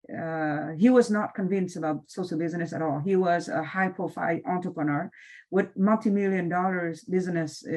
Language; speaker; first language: English; non-native, fluent; Vietnamese